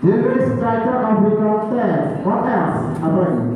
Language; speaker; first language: English; non-native, local second language; Indonesian